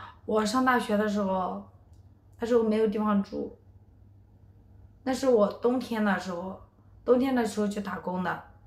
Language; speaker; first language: Chinese; native; Chinese